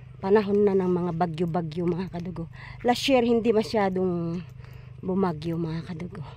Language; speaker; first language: Filipino; non-native, local second language; Iloko